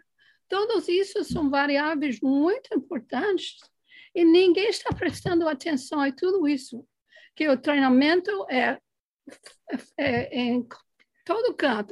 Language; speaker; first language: Portuguese; non-native, fluent; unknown